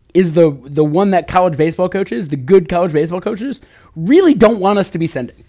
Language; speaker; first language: English; native; English